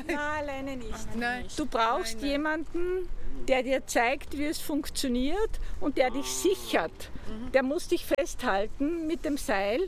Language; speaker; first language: German; native; German